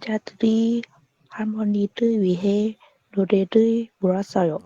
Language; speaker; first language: Korean; non-native, learner; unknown